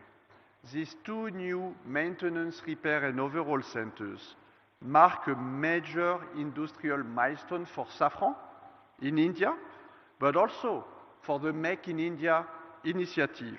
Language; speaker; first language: English; non-native, fluent; French